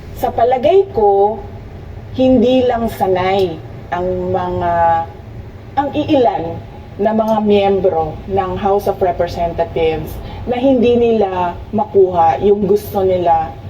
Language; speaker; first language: Filipino; non-native, local second language; Cebuano